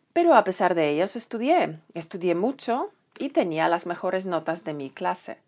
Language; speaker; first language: Spanish; non-native, fluent; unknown